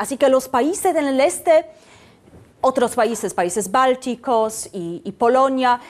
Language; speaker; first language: Spanish; non-native, fluent; Polish